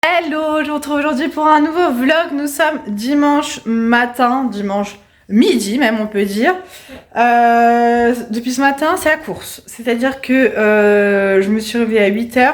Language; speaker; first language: French; native; French